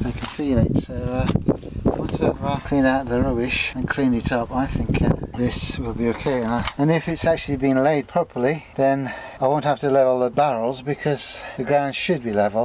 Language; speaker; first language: English; native; English